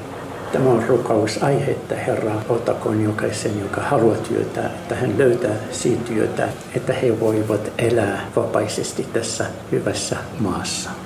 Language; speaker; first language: Finnish; non-native, learner; Arabic